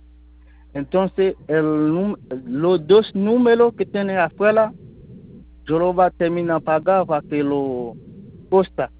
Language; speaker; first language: Spanish; non-native, learner; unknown